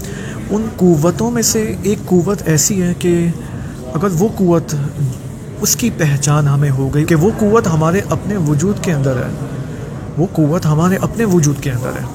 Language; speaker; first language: Urdu; native; Urdu